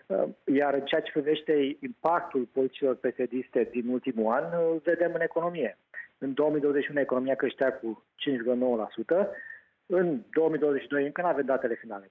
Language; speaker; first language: Romanian; native; Romanian